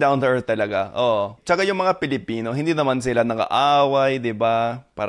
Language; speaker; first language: Filipino; non-native, fluent; English